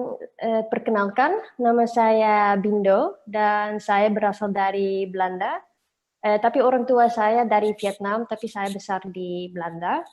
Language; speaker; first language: Indonesian; non-native, learner; Dutch